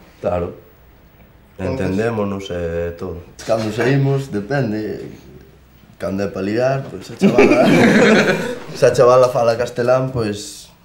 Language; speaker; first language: Galician; non-native, local second language; Spanish